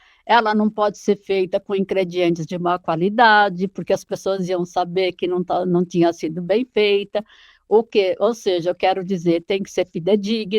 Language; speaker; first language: Portuguese; native; Portuguese